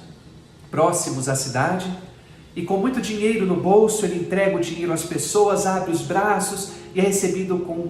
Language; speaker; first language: Portuguese; native; Portuguese